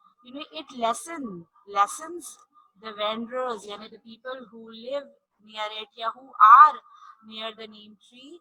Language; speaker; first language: English; non-native, local second language; Urdu